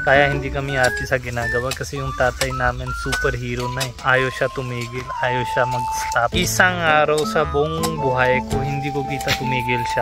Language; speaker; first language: Filipino; non-native, learner; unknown